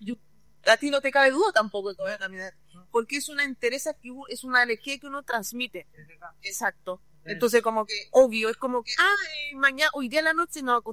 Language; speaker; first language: Spanish; native; Spanish